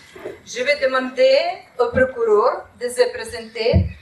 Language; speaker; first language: French; non-native, learner; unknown